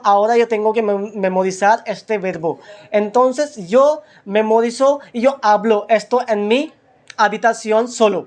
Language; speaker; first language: Spanish; non-native, learner; Hindi